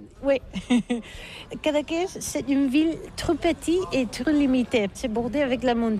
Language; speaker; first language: French; non-native, learner; Catalan